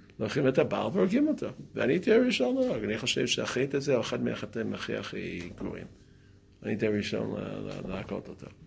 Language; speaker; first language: Hebrew; non-native, fluent; English